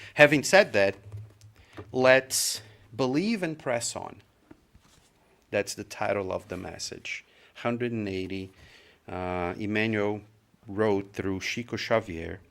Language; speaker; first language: English; non-native, fluent; Portuguese